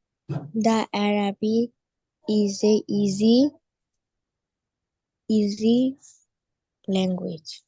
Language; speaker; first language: English; non-native, learner; Bangla